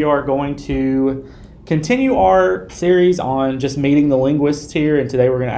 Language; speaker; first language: English; native; English